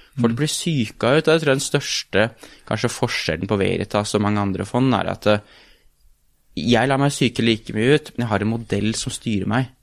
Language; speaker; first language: Norwegian; native; Norwegian